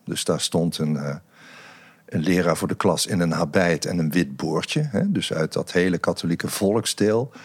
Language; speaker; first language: Dutch; native; Dutch